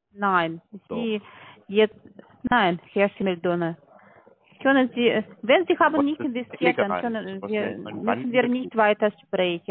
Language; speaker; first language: German; non-native, learner; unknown